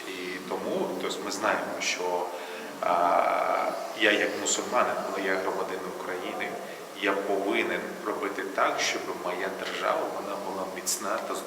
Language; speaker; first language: Ukrainian; non-native, local second language; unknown